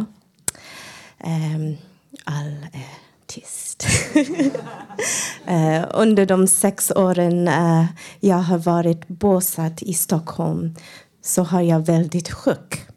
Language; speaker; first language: Swedish; non-native, learner; English